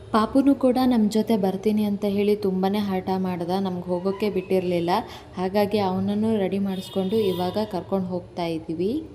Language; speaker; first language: Kannada; non-native, local second language; Tulu